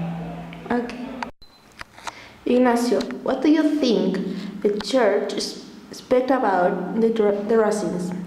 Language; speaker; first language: English; non-native, learner; Spanish